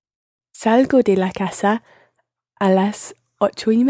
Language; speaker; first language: Spanish; non-native, learner; English